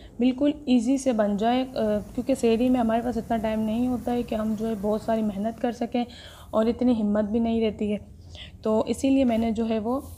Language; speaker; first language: Urdu; native; Urdu